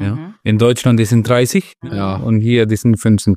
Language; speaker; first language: German; non-native, fluent; Spanish